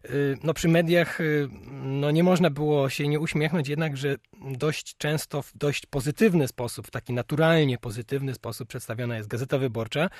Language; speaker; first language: Polish; native; Polish